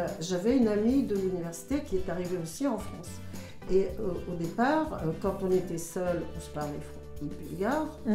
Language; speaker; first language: French; non-native, fluent; Bulgarian